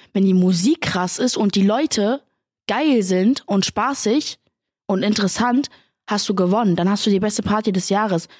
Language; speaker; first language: German; native; German